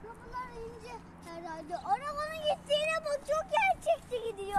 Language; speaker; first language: Turkish; native; Turkish